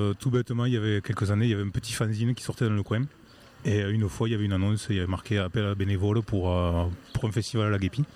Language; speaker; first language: French; native; French